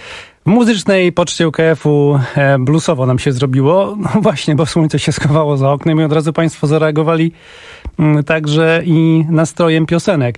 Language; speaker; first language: Polish; native; Polish